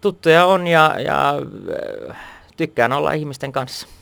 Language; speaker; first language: Finnish; non-native, local second language; Swedish